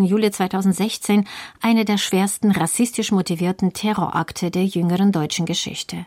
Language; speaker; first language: German; native; German